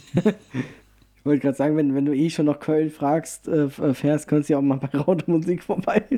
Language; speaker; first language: German; early bilingual, other home language; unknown